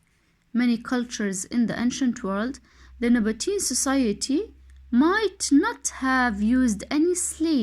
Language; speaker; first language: English; non-native, fluent; Arabic